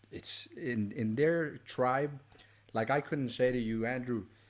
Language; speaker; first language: English; early bilingual, other home language; Spanish